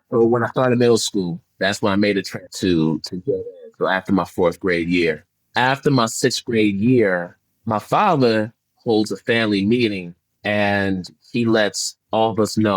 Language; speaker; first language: English; early bilingual, other home language; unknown